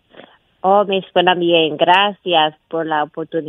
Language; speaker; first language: Spanish; non-native, fluent; English